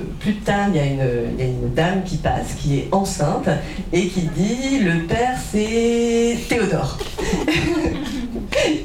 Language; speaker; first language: French; native; French